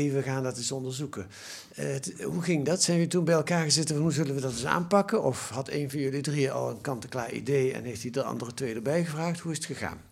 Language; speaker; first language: Dutch; native; Dutch